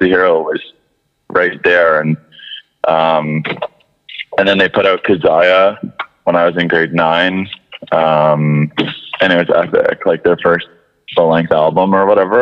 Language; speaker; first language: English; native; English